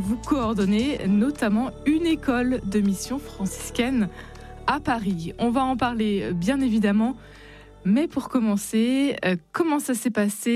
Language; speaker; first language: French; native; French